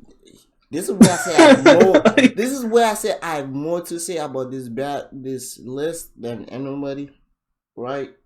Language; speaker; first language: English; native; English